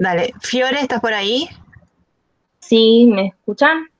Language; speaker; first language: Spanish; native; Spanish